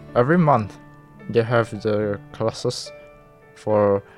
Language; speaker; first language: English; non-native, local second language; Min Nan Chinese